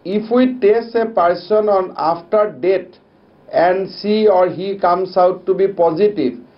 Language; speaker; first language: English; non-native, local second language; Assamese